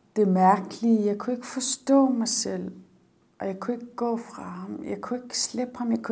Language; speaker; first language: Danish; non-native, local second language; Kalaallisut